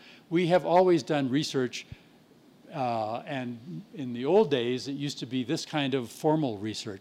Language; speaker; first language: English; native; English